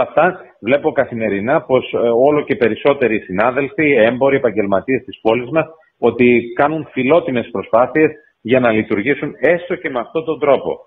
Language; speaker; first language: Greek; native; Greek